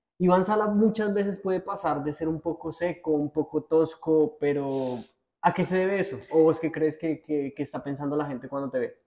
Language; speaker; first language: Spanish; native; Spanish